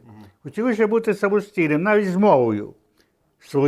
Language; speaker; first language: Ukrainian; early bilingual, heritage; Ukrainian